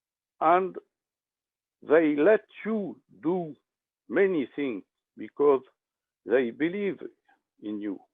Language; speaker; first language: English; non-native, learner; French